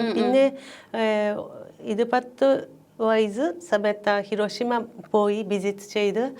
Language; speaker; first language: Malayalam; non-native, learner; Japanese